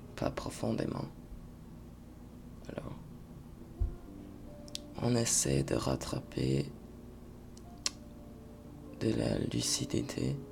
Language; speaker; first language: French; non-native, fluent; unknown